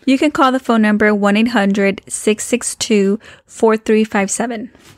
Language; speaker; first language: English; early bilingual, other home language; Spanish